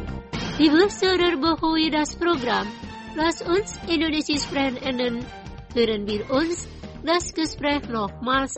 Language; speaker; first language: German; non-native, fluent; Indonesian